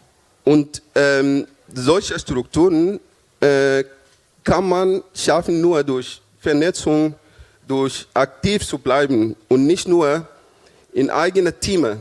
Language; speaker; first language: German; non-native, fluent; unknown